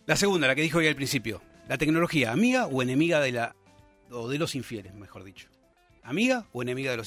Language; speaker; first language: Spanish; native; Spanish